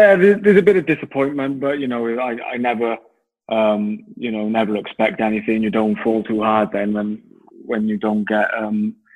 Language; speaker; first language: English; native; English